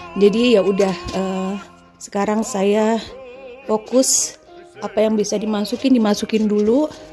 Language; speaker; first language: Indonesian; native; Indonesian